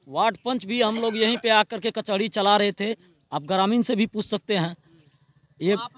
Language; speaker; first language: Hindi; native; Hindi